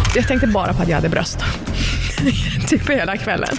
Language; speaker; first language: Swedish; early bilingual, other home language; Persian